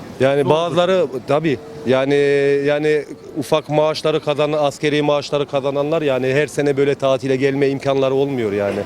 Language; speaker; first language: Turkish; early bilingual, heritage; Turkish